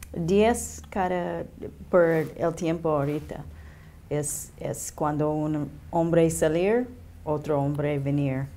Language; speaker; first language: Spanish; non-native, learner; English